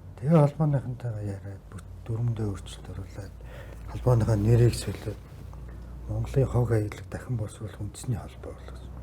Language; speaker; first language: Mongolian; native; Mongolian